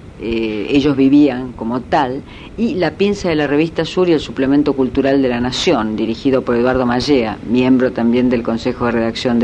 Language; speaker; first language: Spanish; native; Spanish